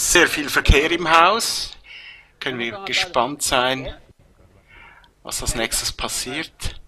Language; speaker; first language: German; native; German